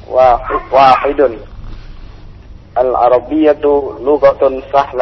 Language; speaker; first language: Arabic; non-native, learner; Indonesian